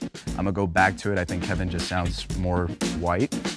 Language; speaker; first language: English; early bilingual, other home language; Korean